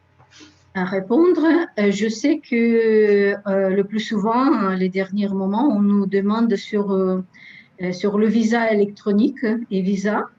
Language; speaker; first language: French; non-native, fluent; Russian